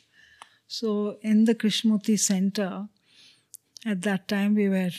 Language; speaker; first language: English; non-native, local second language; Telugu